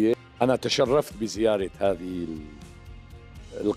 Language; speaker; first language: Arabic; native; Arabic